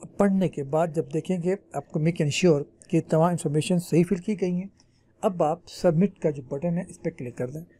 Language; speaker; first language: Urdu; native; Urdu